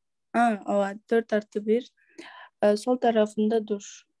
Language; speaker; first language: Turkish; non-native, learner; Kyrgyz